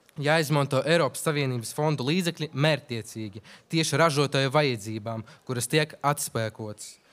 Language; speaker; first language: Latvian; non-native, local second language; Russian